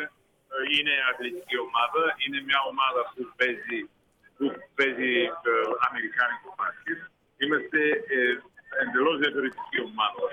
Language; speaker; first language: Greek; non-native, fluent; Bulgarian